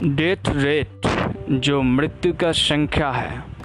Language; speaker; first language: Hindi; native; Hindi